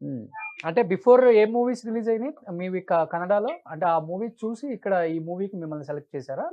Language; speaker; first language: Telugu; native; Telugu